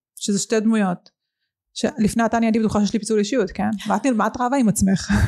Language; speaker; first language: Hebrew; early bilingual, other home language; Arabic